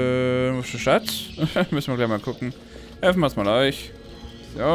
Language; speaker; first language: German; native; German